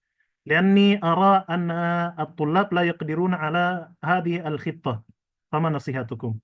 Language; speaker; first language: Arabic; non-native, fluent; Indonesian